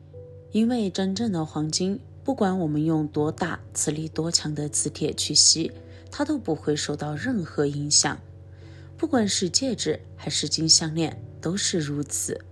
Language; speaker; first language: Chinese; native; Chinese